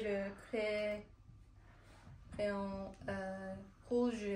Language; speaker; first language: French; non-native, learner; Japanese